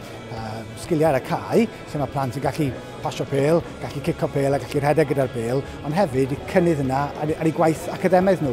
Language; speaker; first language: Welsh; native; Welsh